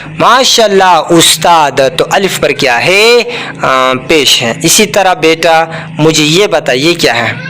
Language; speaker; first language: Urdu; non-native, local second language; Pashto